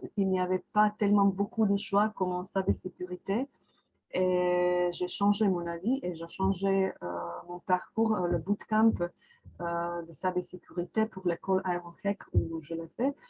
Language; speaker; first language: French; non-native, fluent; Croatian